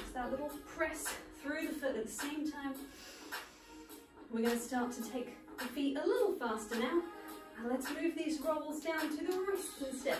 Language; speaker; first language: English; native; English